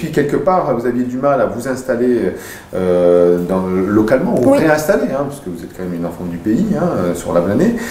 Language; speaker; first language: French; native; French